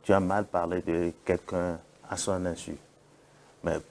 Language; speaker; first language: French; non-native, local second language; Yoruba